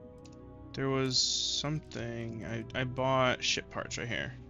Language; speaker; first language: English; native; English